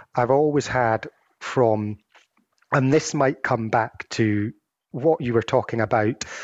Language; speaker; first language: English; native; English